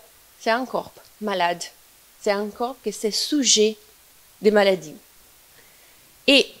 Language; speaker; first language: French; non-native, fluent; Italian